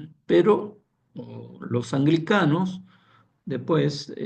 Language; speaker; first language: Spanish; non-native, fluent; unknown